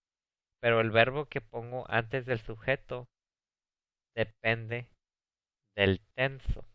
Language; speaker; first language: Spanish; early bilingual, heritage; Spanish